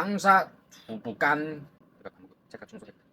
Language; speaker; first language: Korean; non-native, fluent; Chinese